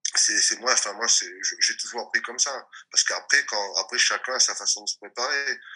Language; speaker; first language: French; non-native, local second language; Réunion Creole French